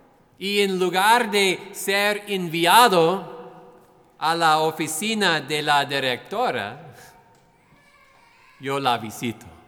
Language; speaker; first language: Spanish; non-native, fluent; English